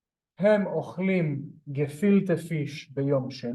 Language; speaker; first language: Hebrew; non-native, fluent; English